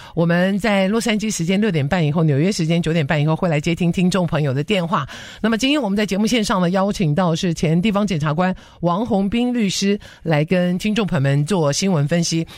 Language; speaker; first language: Chinese; native; Chinese